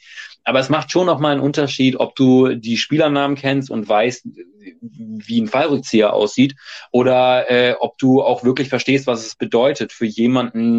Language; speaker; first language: German; native; German